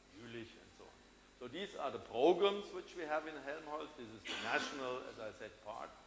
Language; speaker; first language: English; non-native, fluent; German